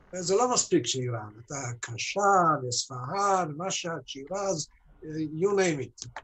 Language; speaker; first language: Hebrew; early bilingual, other home language; Persian